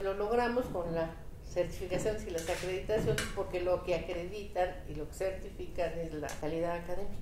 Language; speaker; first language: Spanish; native; Spanish